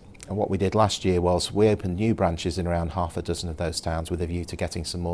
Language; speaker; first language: English; native; English